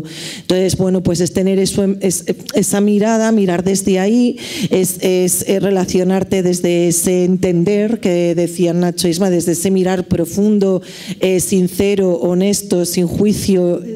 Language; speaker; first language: Spanish; native; Spanish